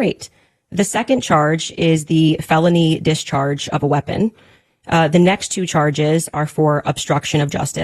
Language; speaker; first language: English; native; English